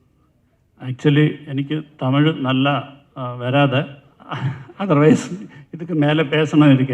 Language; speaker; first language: Tamil; non-native, learner; Malayalam